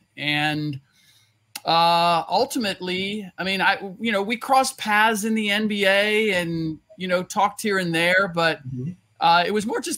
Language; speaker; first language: English; native; English